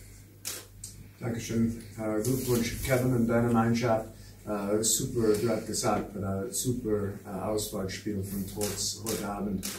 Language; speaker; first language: German; non-native, learner; English